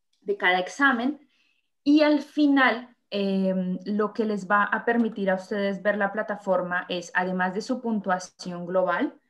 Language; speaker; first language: Spanish; native; Spanish